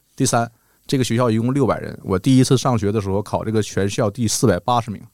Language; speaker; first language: Chinese; native; Chinese